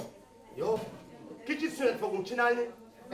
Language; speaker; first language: Hungarian; non-native, fluent; Wolof